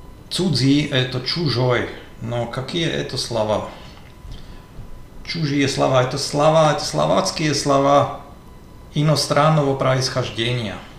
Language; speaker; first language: Russian; non-native, fluent; Slovak